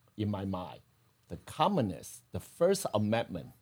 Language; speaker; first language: English; non-native, fluent; Chinese